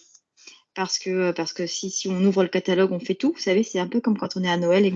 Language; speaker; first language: French; native; French